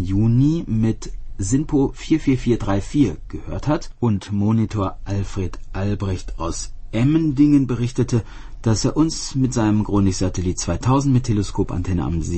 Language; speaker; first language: German; native; German